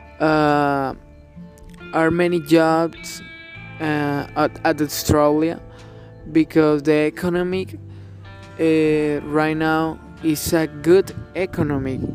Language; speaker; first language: English; non-native, learner; Spanish